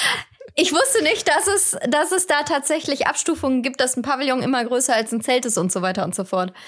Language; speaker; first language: German; native; German